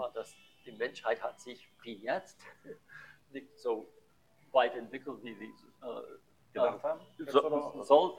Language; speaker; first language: German; non-native, learner; English